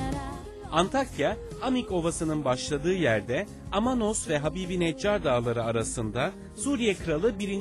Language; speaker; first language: Turkish; native; Turkish